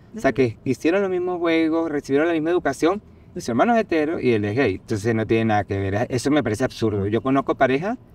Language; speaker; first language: Spanish; native; Spanish